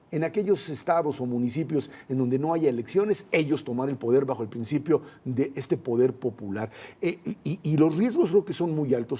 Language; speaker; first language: Spanish; native; Spanish